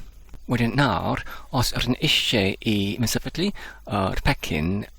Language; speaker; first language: Welsh; non-native, fluent; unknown